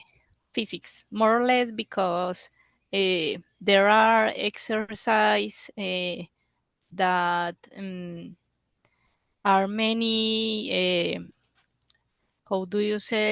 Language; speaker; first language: English; non-native, learner; Spanish